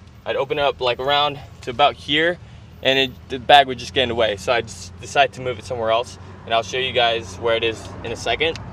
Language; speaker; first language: English; native; English